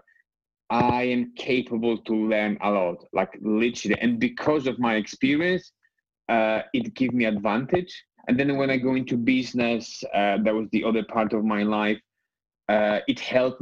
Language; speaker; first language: English; non-native, fluent; Polish